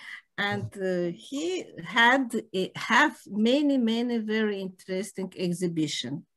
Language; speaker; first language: English; non-native, learner; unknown